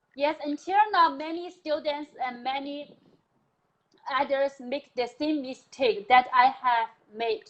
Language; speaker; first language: English; non-native, learner; Chinese